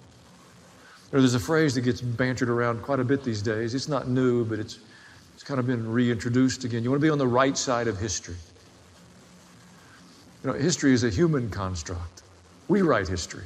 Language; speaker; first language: English; native; English